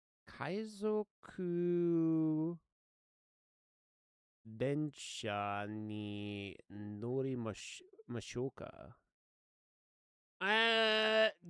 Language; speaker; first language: Japanese; non-native, learner; English